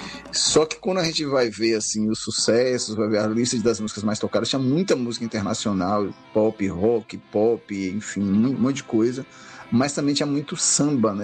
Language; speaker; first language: Portuguese; native; Portuguese